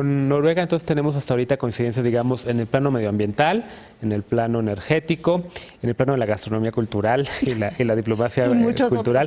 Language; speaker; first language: Spanish; native; Spanish